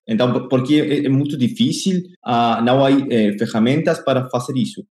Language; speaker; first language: Portuguese; non-native, fluent; Spanish